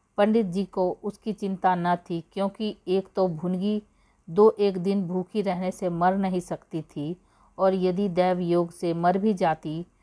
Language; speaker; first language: Hindi; native; Hindi